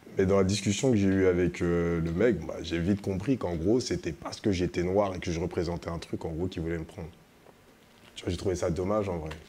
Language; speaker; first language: French; early bilingual, other home language; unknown